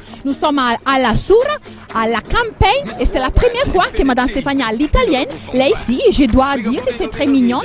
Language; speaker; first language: French; non-native, learner; Italian